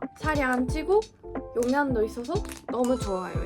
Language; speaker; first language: Korean; non-native, fluent; Japanese